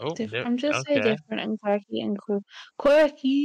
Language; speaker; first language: English; native; English